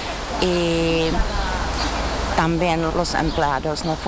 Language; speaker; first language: Spanish; non-native, fluent; Czech